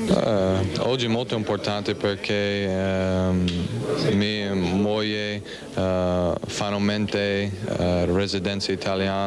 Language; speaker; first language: Italian; non-native, learner; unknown